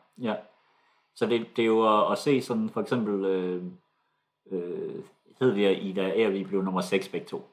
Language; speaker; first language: Danish; native; Danish